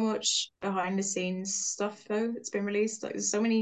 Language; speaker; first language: English; native; English